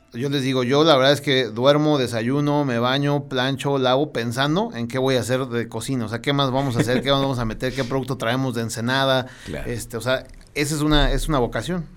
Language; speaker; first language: Spanish; native; Spanish